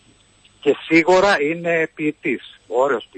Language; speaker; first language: Greek; non-native, learner; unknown